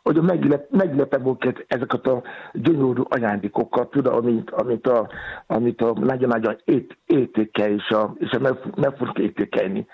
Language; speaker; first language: Hungarian; non-native, fluent; Yoruba